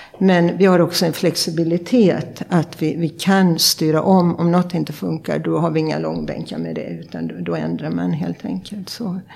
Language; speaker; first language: Swedish; native; Swedish